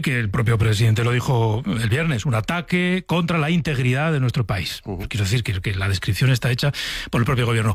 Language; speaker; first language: Spanish; native; Spanish